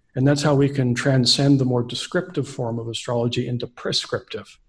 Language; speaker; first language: English; native; English